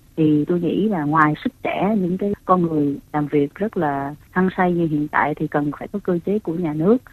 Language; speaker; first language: Vietnamese; native; Vietnamese